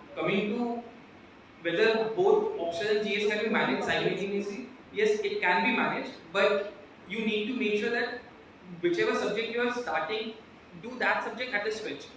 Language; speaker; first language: English; non-native, local second language; Marathi